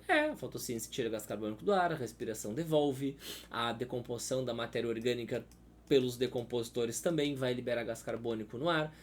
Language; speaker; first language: Portuguese; native; Portuguese